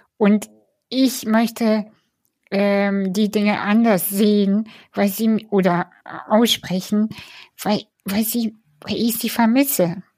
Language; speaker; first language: German; early bilingual, other home language; Russian